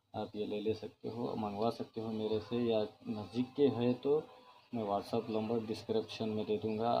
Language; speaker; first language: Hindi; non-native, local second language; Urdu